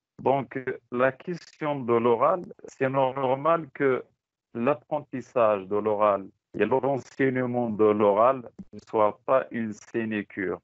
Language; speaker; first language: French; non-native, local second language; Tachelhit